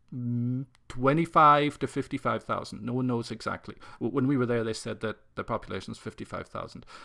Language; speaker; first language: English; native; English